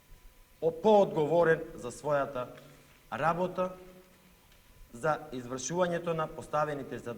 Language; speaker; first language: Macedonian; native; Macedonian